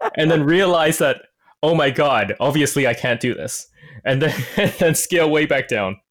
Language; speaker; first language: English; non-native, local second language; Cantonese